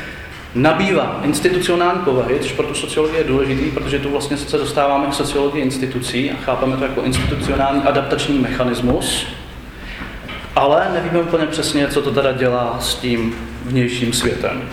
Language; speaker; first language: Czech; native; Czech